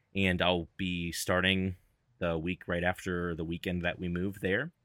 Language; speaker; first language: English; native; English